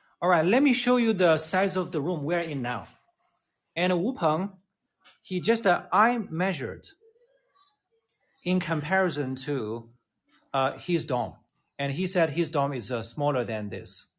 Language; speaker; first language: English; non-native, fluent; Chinese